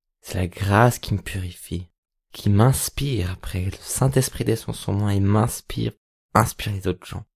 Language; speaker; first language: French; native; French